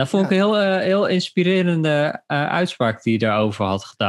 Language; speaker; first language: Dutch; native; Dutch